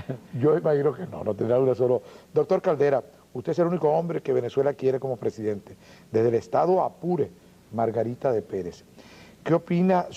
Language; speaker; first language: Spanish; native; Spanish